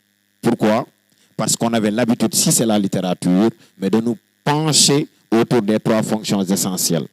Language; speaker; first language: French; non-native, local second language; Wolof